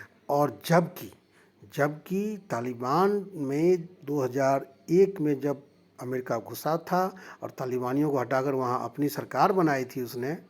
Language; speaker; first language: Hindi; native; Hindi